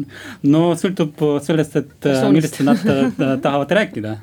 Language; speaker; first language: Estonian; non-native, local second language; Russian